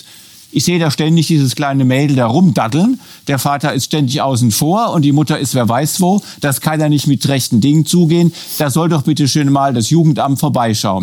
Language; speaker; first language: German; native; German